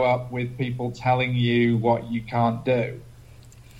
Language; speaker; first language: English; native; English